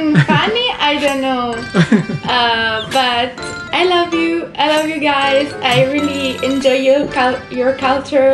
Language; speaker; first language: English; non-native, fluent; Italian